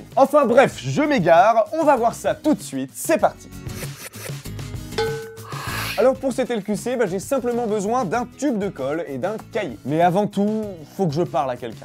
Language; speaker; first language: French; native; French